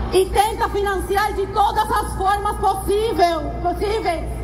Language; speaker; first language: Portuguese; early bilingual, other home language; Spanish